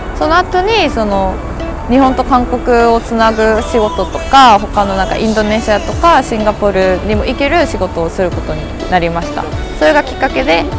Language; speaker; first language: Japanese; non-native, fluent; Korean